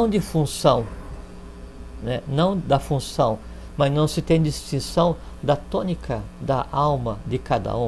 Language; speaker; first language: Portuguese; native; Portuguese